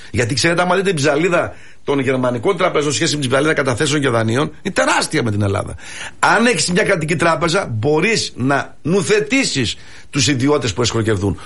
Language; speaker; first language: Greek; early bilingual, heritage; Greek